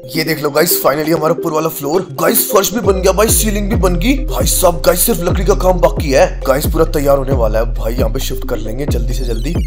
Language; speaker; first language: Hindi; native; Hindi